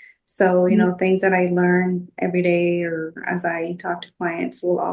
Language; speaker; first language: English; native; English